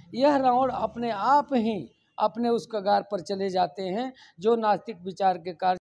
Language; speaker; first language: Hindi; native; Hindi